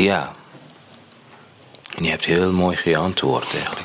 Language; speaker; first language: Dutch; non-native, learner; Arabic